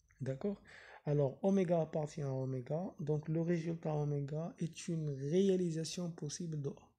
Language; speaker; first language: French; non-native, local second language; Arabic